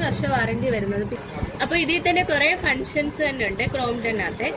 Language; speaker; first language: Malayalam; native; Malayalam